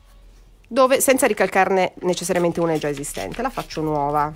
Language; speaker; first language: Italian; native; Italian